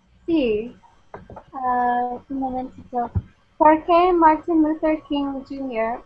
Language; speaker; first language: Spanish; non-native, learner; English